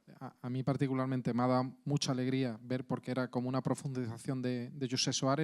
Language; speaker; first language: Spanish; native; Spanish